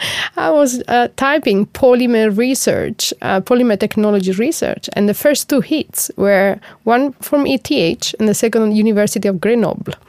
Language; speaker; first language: English; non-native, fluent; Italian